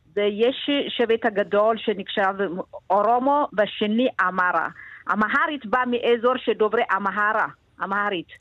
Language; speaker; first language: Hebrew; non-native, fluent; Amharic